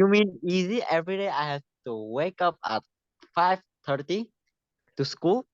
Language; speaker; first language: English; non-native, learner; Vietnamese